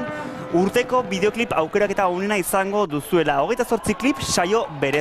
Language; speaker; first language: Basque; native; Basque